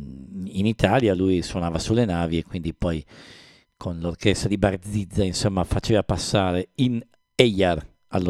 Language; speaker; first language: Italian; native; Italian